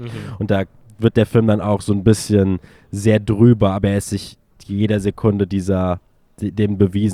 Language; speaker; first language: German; native; German